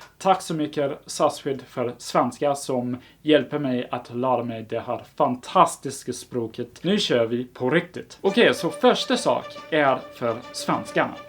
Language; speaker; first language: Swedish; non-native, fluent; English